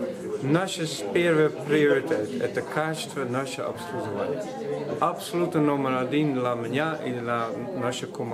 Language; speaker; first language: Russian; non-native, learner; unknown